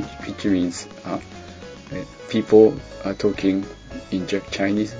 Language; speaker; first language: English; non-native, learner; Japanese